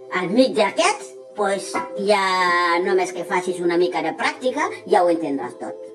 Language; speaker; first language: Catalan; non-native, fluent; Fula